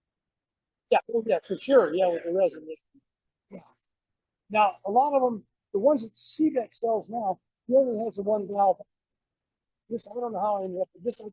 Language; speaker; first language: English; native; English